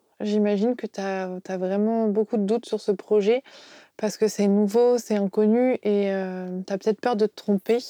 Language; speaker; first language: French; native; French